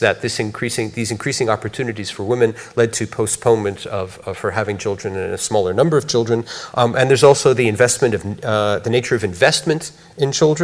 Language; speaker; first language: English; native; English